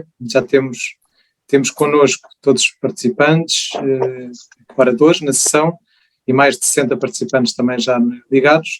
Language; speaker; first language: Portuguese; native; Portuguese